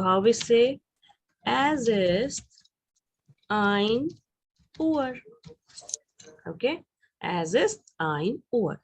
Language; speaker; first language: German; non-native, fluent; Hindi